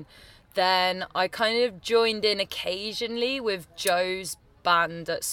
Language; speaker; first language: English; native; English